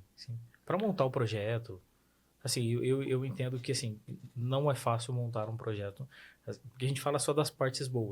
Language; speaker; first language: Portuguese; native; Portuguese